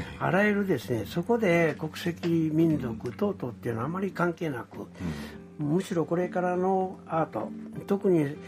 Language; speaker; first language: Japanese; native; Japanese